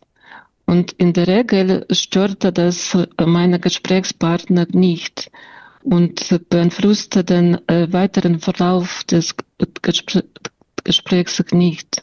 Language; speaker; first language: German; non-native, fluent; Russian